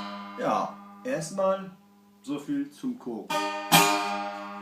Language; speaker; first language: German; non-native, fluent; Kurdish